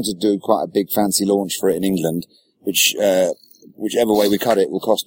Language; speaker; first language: English; native; English